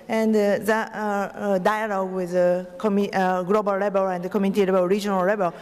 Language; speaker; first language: English; non-native, learner; Japanese